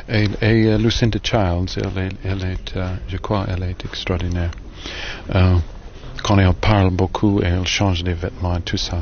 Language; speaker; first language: French; non-native, learner; English